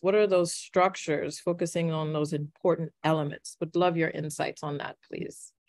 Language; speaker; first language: English; early bilingual, other home language; Haitian Creole